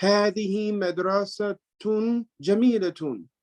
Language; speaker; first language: Arabic; non-native, learner; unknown